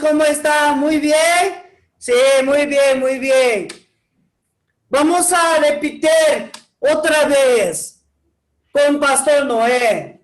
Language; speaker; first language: Spanish; non-native, learner; Korean